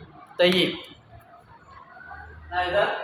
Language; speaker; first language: Arabic; non-native, learner; Malay